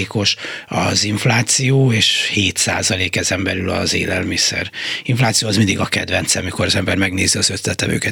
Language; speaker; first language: Hungarian; native; Hungarian